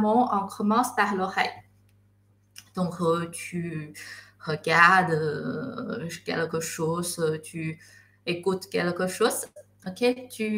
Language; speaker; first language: French; non-native, fluent; Chinese